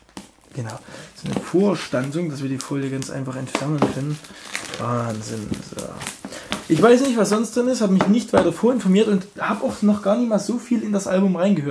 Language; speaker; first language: German; native; German